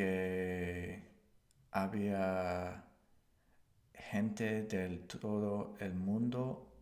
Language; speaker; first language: Spanish; non-native, learner; English